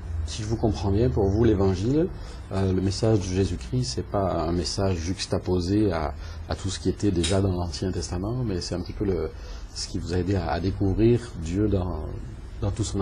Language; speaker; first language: French; native; French